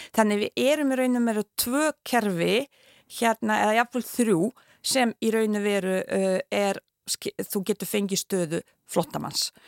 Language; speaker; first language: Icelandic; non-native, fluent; Bosnian